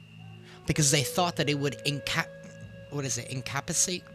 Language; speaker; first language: English; native; English